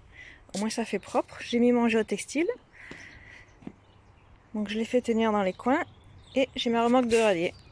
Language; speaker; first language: French; native; French